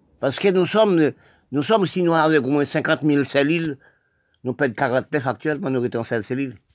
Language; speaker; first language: French; non-native, local second language; Haitian Creole